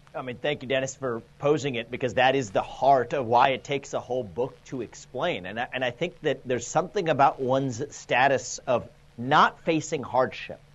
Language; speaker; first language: English; native; English